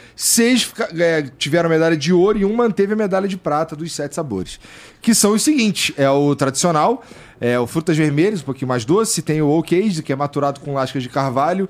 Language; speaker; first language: Portuguese; native; Portuguese